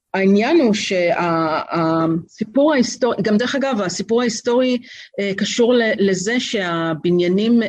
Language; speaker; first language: Hebrew; native; Hebrew